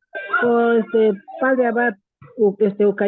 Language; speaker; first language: Spanish; native; Spanish